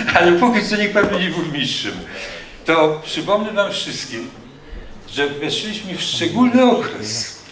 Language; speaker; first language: Polish; native; Polish